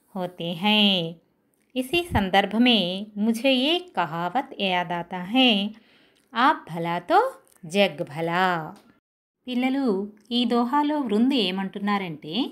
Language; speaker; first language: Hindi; non-native, local second language; Telugu